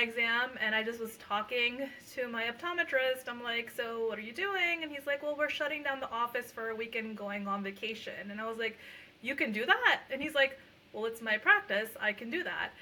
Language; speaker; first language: English; early bilingual, other home language; Punjabi